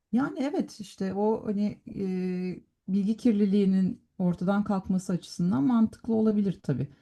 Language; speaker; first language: Turkish; native; Turkish